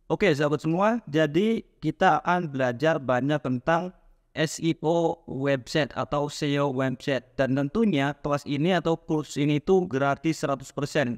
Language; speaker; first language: Indonesian; native; Indonesian